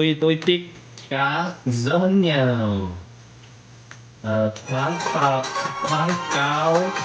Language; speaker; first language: Vietnamese; non-native, learner; Korean